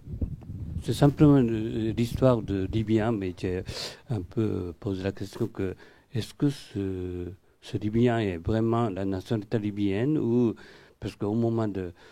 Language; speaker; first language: French; non-native, fluent; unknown